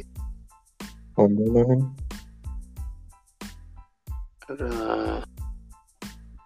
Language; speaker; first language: English; non-native, learner; Persian